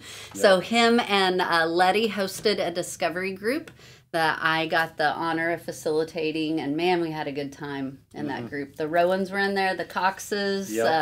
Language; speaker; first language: English; native; English